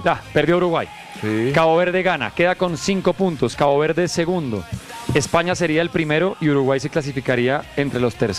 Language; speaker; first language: Spanish; native; Spanish